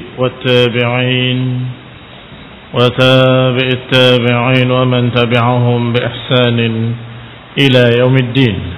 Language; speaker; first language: Arabic; non-native, fluent; Indonesian